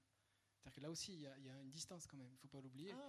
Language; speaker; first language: French; native; French